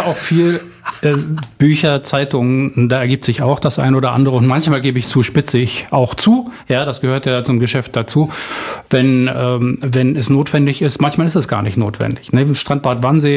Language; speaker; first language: German; native; German